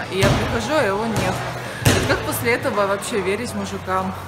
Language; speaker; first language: Russian; native; Russian